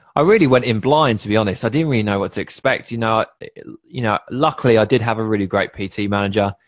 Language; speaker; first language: English; native; English